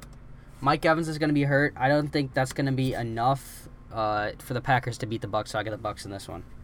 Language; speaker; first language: English; native; English